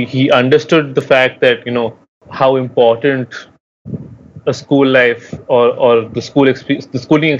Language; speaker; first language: English; non-native, local second language; Hindi